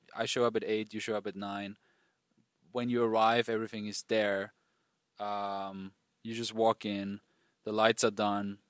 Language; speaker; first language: English; non-native, fluent; German